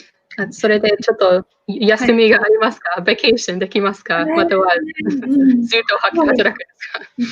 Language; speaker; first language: Japanese; non-native, fluent; English